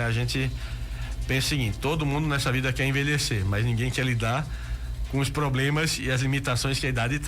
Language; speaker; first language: Portuguese; native; Portuguese